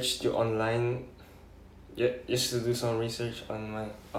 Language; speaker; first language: English; non-native, local second language; Filipino